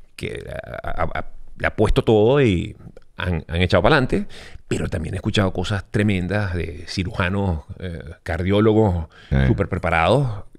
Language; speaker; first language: Spanish; native; Spanish